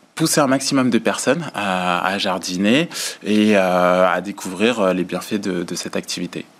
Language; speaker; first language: French; native; French